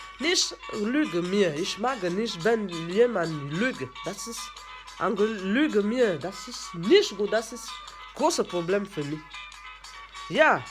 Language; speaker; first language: German; non-native, learner; French